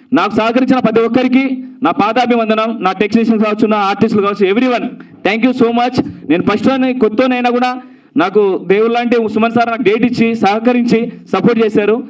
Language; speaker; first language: Telugu; native; Telugu